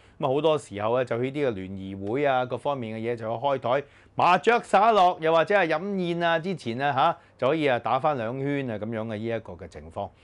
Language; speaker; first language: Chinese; non-native, local second language; Cantonese